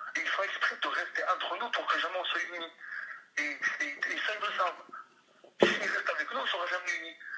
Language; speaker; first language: French; early bilingual, other home language; Kabyle